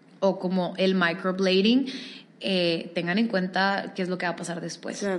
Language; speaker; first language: Spanish; native; Spanish